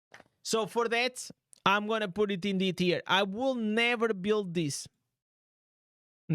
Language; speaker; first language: English; non-native, fluent; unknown